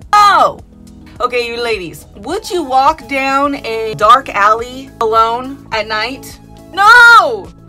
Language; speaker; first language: English; native; English